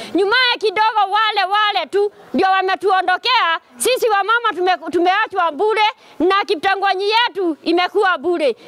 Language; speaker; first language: Swahili; non-native, local second language; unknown